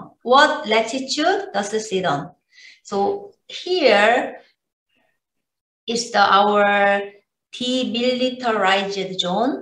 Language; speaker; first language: English; non-native, learner; Korean